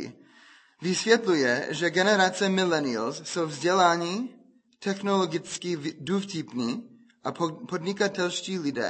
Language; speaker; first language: Czech; non-native, fluent; English